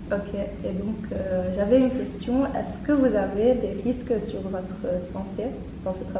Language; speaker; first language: French; native; French